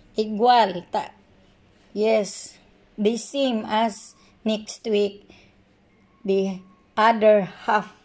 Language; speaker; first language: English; non-native, learner; Filipino